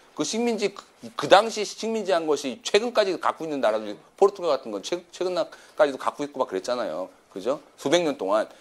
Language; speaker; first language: Korean; native; Korean